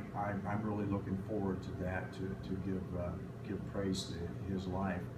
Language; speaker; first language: English; native; English